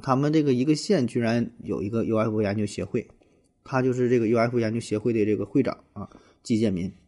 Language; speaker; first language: Chinese; native; Chinese